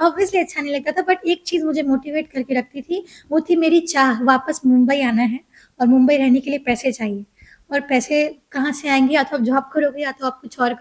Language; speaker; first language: Hindi; native; Hindi